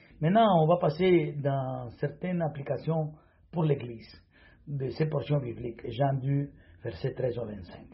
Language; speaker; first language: French; non-native, fluent; Spanish